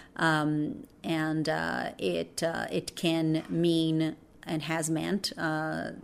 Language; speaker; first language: English; non-native, fluent; Portuguese